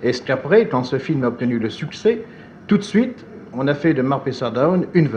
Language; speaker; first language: French; native; French